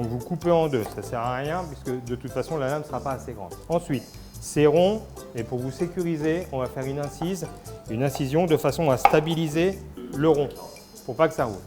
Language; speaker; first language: French; native; French